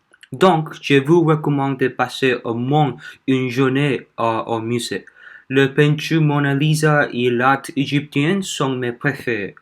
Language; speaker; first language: French; non-native, learner; Korean